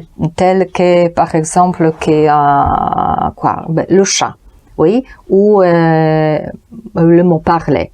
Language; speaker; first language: French; non-native, learner; Polish